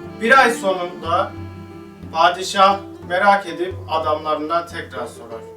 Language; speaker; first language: Turkish; native; Turkish